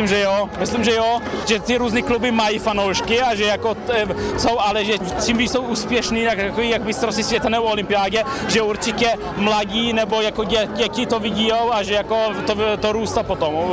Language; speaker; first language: Czech; early bilingual, heritage; Czech